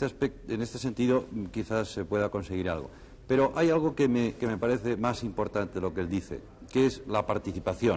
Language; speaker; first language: Spanish; native; Spanish